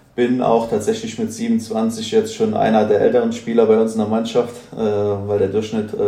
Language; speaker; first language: German; native; German